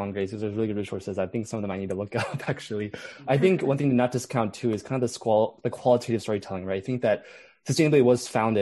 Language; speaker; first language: English; native; English